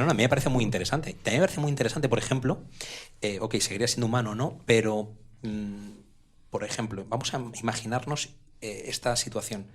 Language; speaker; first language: Spanish; native; Spanish